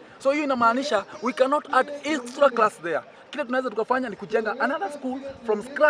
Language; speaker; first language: Swahili; non-native, local second language; Kikuyu